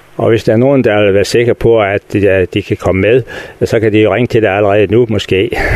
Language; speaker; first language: Danish; native; Danish